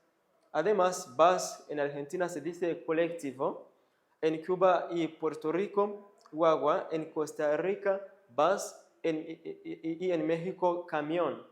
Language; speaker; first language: Spanish; non-native, fluent; Kinyarwanda